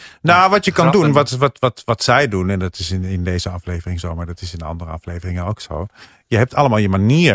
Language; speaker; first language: Dutch; native; Dutch